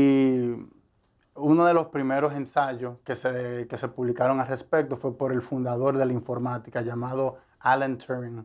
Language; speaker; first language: Spanish; native; Spanish